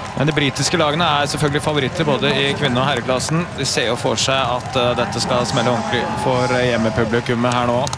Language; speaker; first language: Norwegian; native; Norwegian